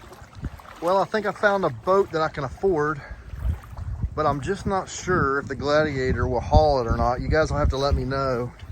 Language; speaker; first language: English; native; English